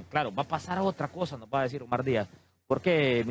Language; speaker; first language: Spanish; native; Spanish